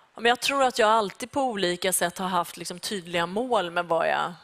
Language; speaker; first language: Swedish; early bilingual, other home language; Persian